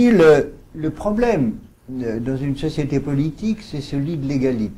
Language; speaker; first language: French; native; French